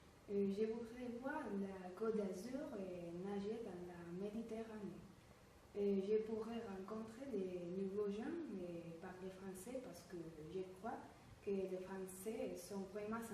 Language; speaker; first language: French; non-native, learner; Spanish